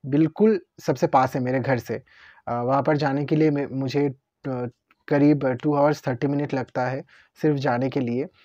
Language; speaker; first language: Hindi; non-native, local second language; Bangla